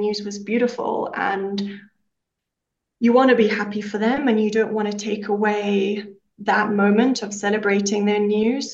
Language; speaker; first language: English; native; English